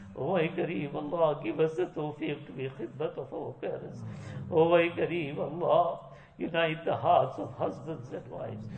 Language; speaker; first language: English; native; English